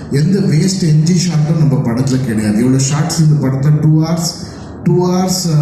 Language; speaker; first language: Tamil; non-native, local second language; Kannada